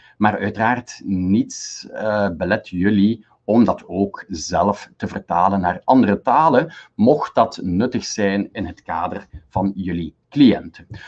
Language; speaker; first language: Dutch; native; Dutch